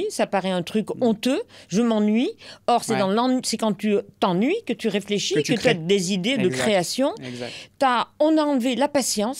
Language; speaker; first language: French; native; French